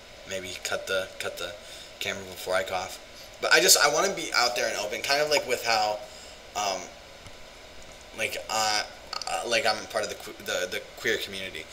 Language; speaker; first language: English; native; English